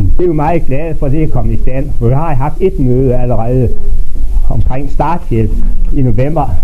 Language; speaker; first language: Danish; native; Danish